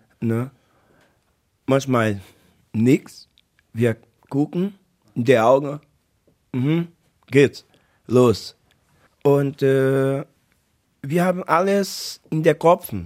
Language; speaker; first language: German; non-native, learner; Portuguese